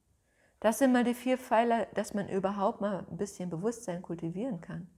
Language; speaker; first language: German; native; German